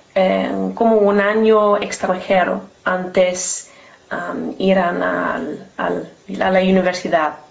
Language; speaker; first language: Spanish; non-native, learner; English